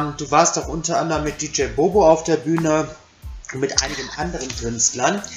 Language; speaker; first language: German; native; German